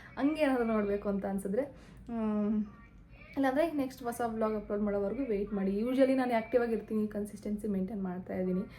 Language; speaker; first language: Kannada; native; Kannada